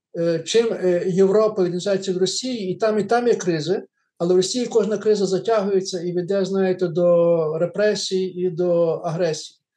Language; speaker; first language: Ukrainian; native; Ukrainian